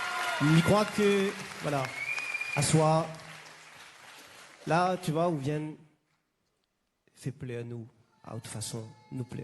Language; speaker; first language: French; non-native, local second language; Réunion Creole French